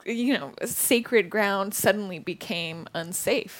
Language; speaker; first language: English; native; English